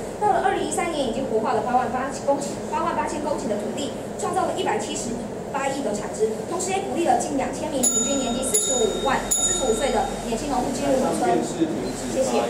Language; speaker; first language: Chinese; native; Chinese